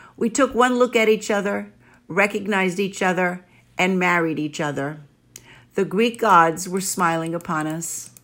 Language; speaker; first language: English; early bilingual, other home language; Greek